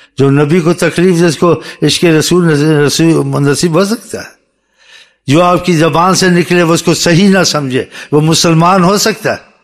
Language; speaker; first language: Urdu; native; Urdu